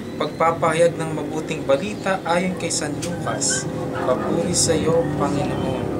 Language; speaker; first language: Filipino; non-native, local second language; Hiligaynon